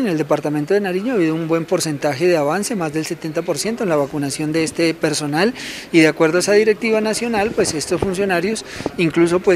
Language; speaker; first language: Spanish; native; Spanish